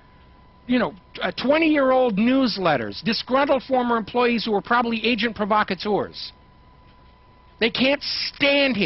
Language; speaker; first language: English; native; English